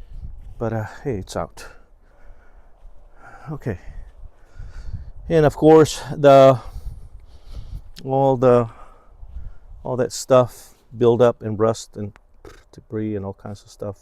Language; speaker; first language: English; native; English